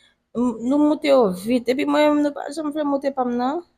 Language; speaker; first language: French; non-native, local second language; Haitian Creole